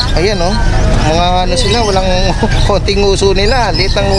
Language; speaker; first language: Filipino; native; Filipino